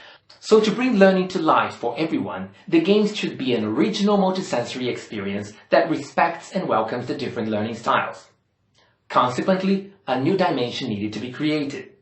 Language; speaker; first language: English; non-native, fluent; Portuguese